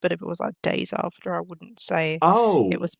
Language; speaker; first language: English; native; English